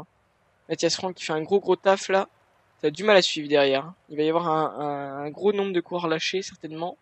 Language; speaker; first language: French; native; French